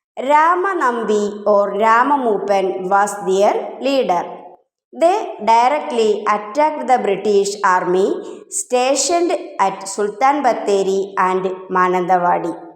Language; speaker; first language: English; non-native, local second language; Malayalam